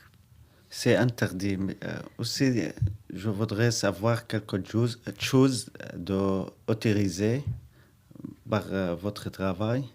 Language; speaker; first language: French; non-native, learner; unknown